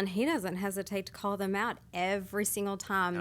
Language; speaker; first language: English; native; English